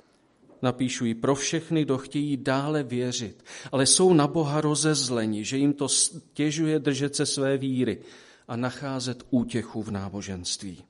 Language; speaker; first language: Czech; native; Czech